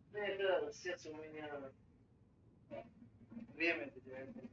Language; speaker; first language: Russian; non-native, learner; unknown